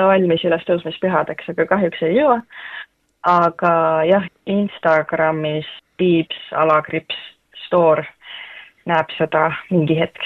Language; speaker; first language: Estonian; native; Estonian